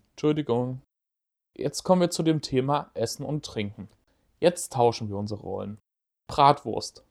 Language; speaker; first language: German; native; German